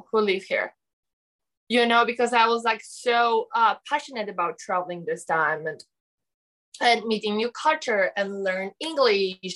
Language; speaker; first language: English; non-native, learner; Polish